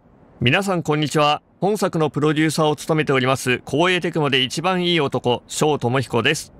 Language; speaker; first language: Japanese; native; Japanese